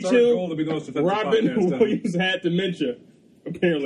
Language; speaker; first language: English; native; English